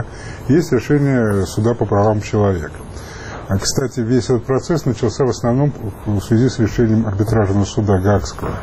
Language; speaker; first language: Russian; native; Russian